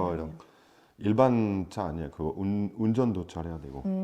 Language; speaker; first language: Korean; non-native, fluent; French